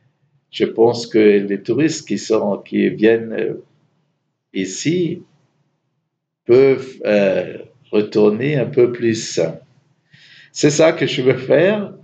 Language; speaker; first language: French; non-native, fluent; German